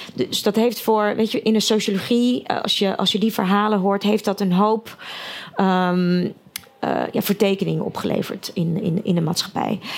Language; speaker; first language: Dutch; early bilingual, other home language; Russian